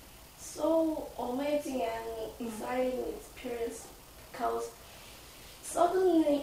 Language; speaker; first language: English; non-native, learner; Korean